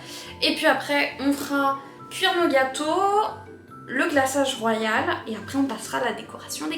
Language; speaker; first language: French; native; French